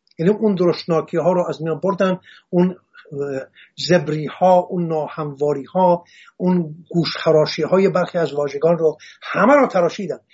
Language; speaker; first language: Persian; non-native, local second language; Assyrian Neo-Aramaic